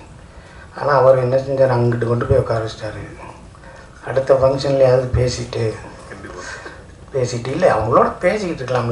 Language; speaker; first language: Tamil; native; Tamil